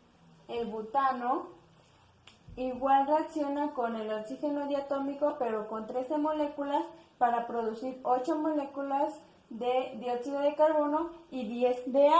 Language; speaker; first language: Spanish; native; Spanish